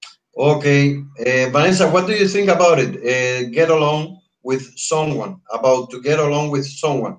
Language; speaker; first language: English; non-native, fluent; Spanish